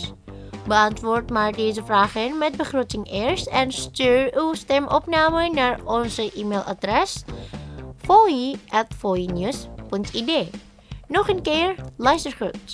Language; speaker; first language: Dutch; non-native, fluent; Indonesian